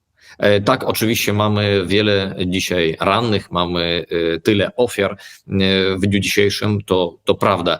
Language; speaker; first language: Polish; early bilingual, heritage; Polish